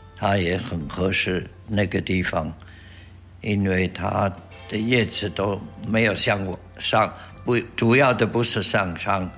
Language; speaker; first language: Chinese; non-native, fluent; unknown